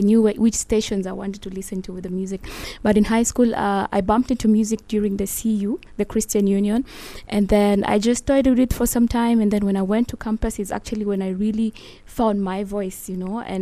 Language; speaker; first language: English; non-native, local second language; Luo (Kenya and Tanzania)